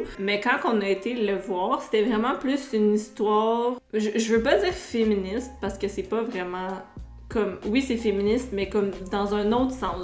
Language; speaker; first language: French; native; French